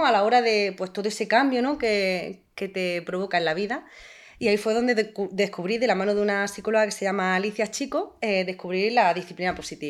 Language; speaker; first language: Spanish; native; Spanish